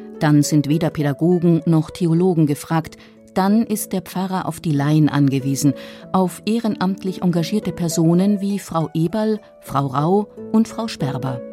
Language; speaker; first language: German; native; German